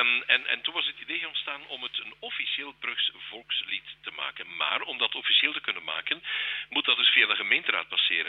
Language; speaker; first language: Dutch; native; Dutch